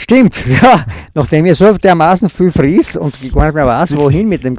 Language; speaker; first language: German; native; German